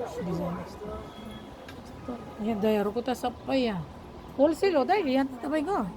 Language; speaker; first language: Nepali; non-native, learner; Filipino